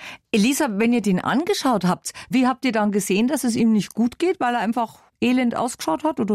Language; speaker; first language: German; native; German